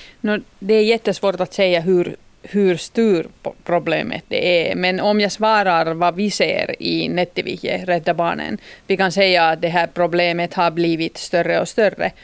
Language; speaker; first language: Swedish; non-native, local second language; Finnish